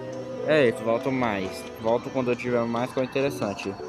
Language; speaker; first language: Portuguese; native; Portuguese